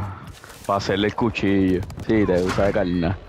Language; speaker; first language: Spanish; native; Spanish